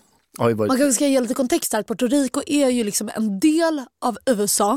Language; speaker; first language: Swedish; native; Swedish